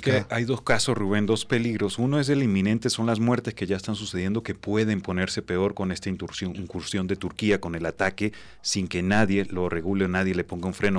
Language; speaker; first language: Spanish; native; Spanish